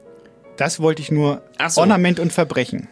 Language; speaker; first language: German; native; German